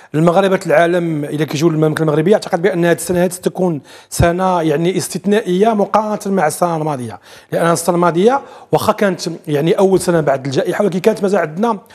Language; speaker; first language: Arabic; native; Arabic